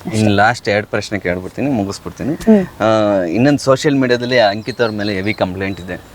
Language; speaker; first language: Kannada; native; Kannada